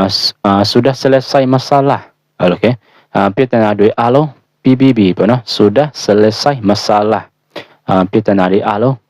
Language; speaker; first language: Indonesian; non-native, fluent; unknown